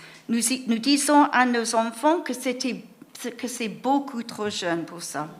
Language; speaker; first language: French; non-native, fluent; English